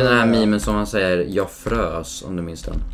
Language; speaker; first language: Swedish; native; Swedish